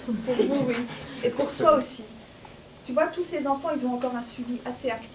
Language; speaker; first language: French; native; French